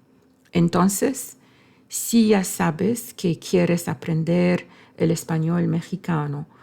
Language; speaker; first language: Spanish; non-native, fluent; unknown